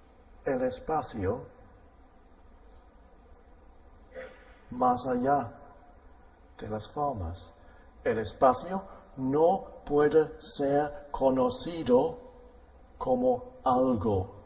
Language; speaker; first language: Spanish; non-native, fluent; German